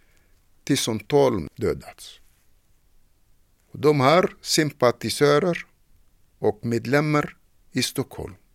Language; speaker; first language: Swedish; non-native, fluent; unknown